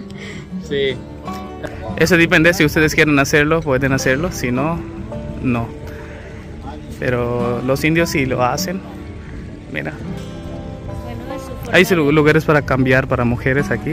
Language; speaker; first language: Spanish; non-native, learner; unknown